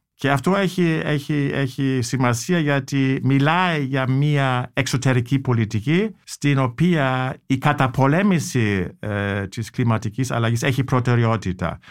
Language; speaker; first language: Greek; non-native, fluent; German